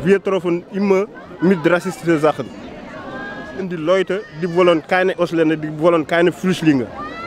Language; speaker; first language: German; non-native, learner; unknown